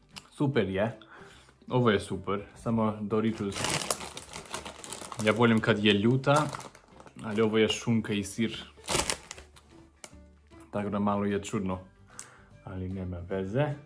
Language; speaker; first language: Serbian; non-native, learner; English